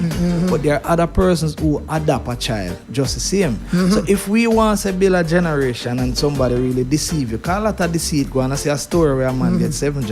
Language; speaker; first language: English; native; English